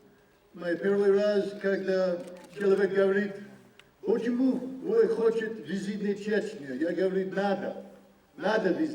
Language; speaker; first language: Russian; non-native, learner; English